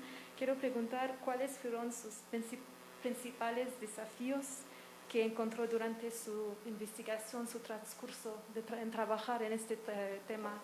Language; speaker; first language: Spanish; non-native, learner; English